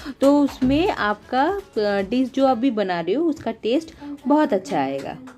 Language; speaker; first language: Hindi; non-native, local second language; Bangla